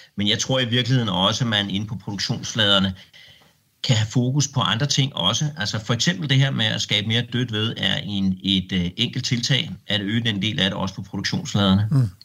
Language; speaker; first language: Danish; native; Danish